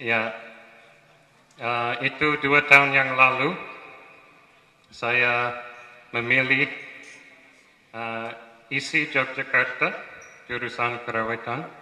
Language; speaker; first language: Indonesian; non-native, fluent; English